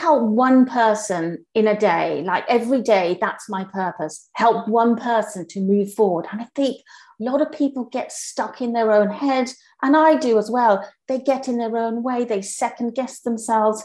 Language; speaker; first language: English; native; English